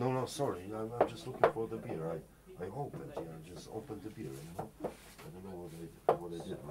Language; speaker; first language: English; non-native, fluent; Polish